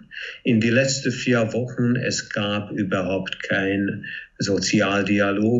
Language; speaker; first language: German; non-native, fluent; Hungarian